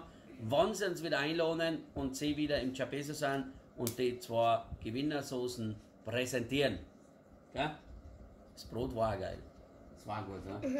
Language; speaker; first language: German; native; German